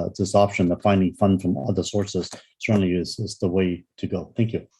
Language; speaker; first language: English; non-native, local second language; Cantonese